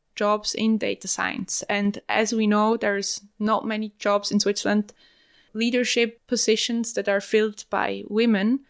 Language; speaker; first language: English; non-native, fluent; German